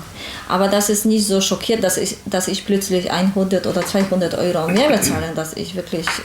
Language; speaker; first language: German; non-native, fluent; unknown